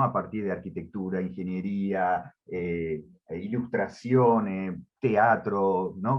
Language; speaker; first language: Spanish; native; Spanish